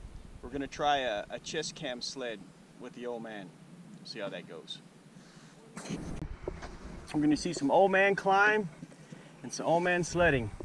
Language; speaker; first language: English; native; English